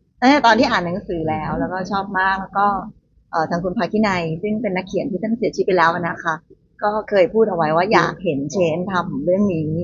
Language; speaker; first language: Thai; native; Thai